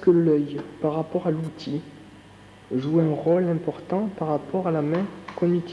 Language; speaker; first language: French; native; French